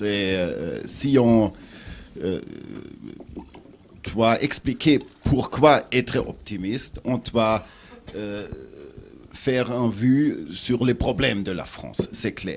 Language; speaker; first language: French; non-native, learner; German